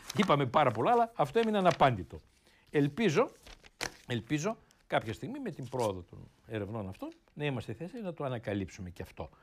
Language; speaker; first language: Greek; native; Greek